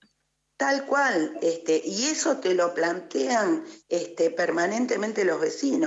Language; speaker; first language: Spanish; native; Spanish